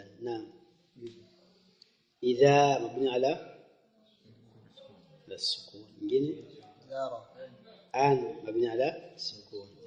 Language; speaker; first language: Arabic; non-native, fluent; Swahili